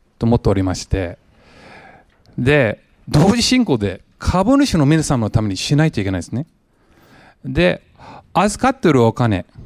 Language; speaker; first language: Japanese; non-native, fluent; English